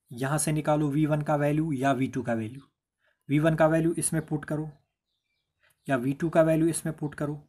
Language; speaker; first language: Hindi; non-native, local second language; Kashmiri